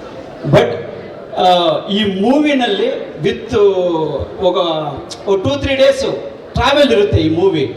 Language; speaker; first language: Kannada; non-native, local second language; Telugu